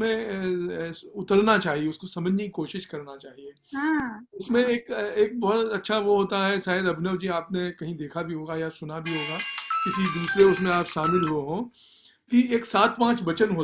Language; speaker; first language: Hindi; native; Hindi